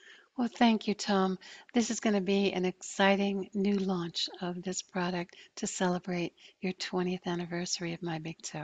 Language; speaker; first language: English; native; English